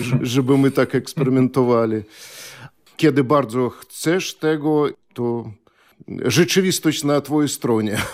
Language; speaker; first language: Polish; non-native, fluent; Belarusian